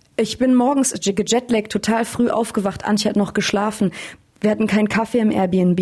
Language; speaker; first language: German; native; German